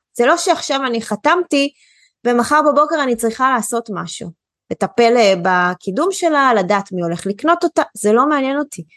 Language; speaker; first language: Hebrew; native; Hebrew